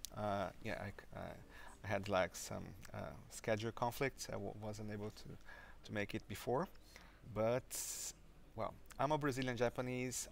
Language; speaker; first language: English; non-native, fluent; Portuguese